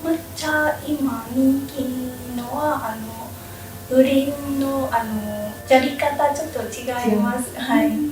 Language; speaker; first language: Japanese; non-native, learner; Vietnamese